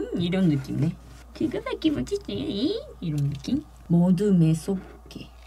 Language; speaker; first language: Korean; non-native, fluent; Japanese